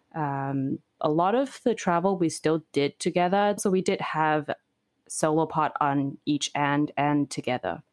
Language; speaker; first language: English; non-native, fluent; Chinese